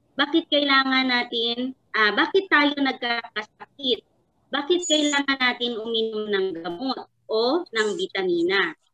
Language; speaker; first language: Filipino; native; Filipino